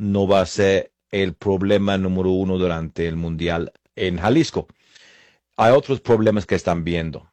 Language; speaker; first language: Spanish; non-native, fluent; English